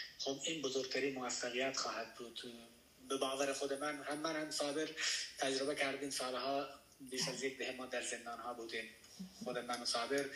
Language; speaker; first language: Persian; non-native, local second language; Baluchi